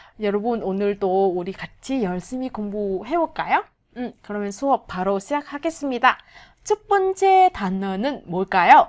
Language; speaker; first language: Korean; non-native, learner; Vietnamese